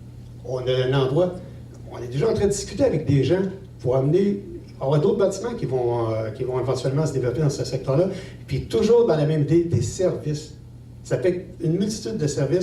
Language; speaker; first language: French; native; French